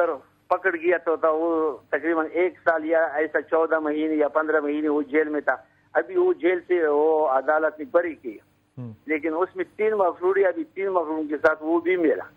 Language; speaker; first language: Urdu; non-native, local second language; Pashto